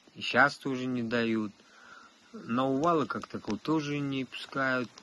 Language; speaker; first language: Russian; non-native, local second language; Tajik